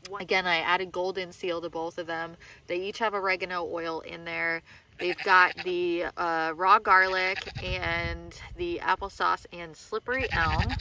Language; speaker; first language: English; native; English